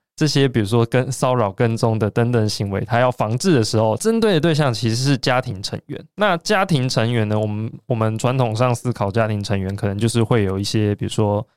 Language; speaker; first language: Chinese; native; Chinese